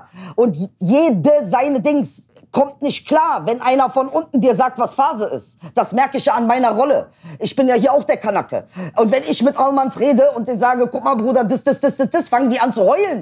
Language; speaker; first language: German; early bilingual, other home language; Turkish